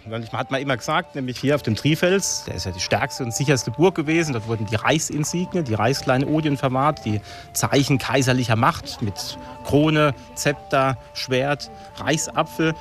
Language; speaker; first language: German; native; German